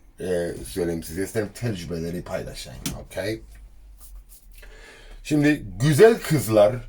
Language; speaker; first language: Turkish; early bilingual, heritage; Turkish